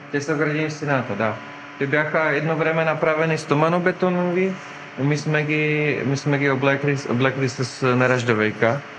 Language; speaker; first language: Bulgarian; non-native, fluent; Czech